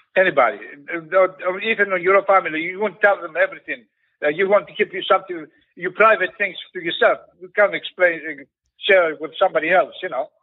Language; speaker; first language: English; non-native, learner; Greek